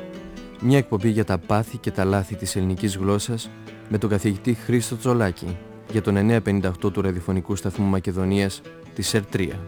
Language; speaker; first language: Greek; native; Greek